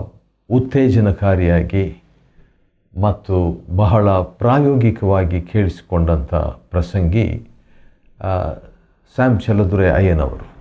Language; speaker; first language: Kannada; native; Kannada